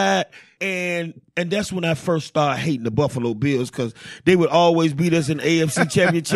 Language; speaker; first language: English; native; English